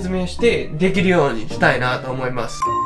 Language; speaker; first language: Japanese; native; Japanese